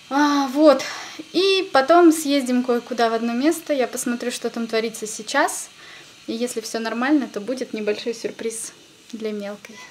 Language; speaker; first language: Russian; native; Russian